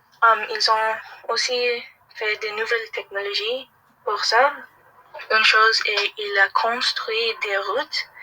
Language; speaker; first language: French; non-native, learner; English